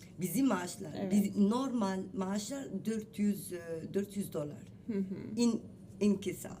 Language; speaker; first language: Turkish; non-native, learner; Arabic